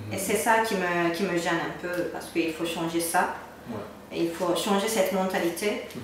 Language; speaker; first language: French; non-native, fluent; Turkish